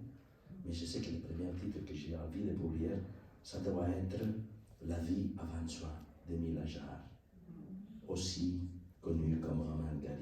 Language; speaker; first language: French; non-native, learner; Spanish